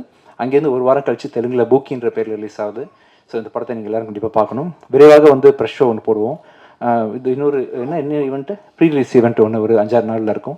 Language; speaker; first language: Tamil; native; Tamil